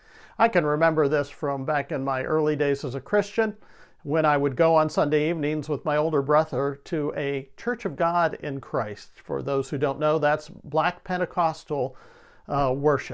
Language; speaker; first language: English; native; English